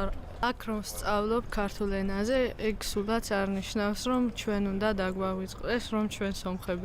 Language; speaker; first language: Georgian; non-native, local second language; Armenian